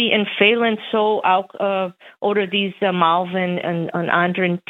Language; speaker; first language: German; non-native, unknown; English